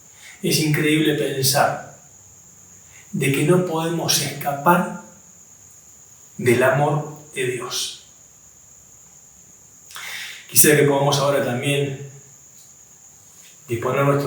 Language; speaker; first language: Spanish; native; Spanish